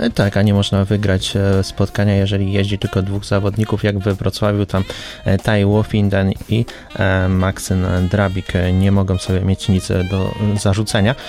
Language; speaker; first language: Polish; native; Polish